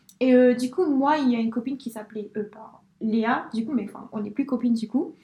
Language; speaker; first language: French; early bilingual, other home language; Spanish